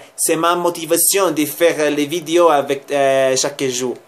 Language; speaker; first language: French; non-native, learner; Spanish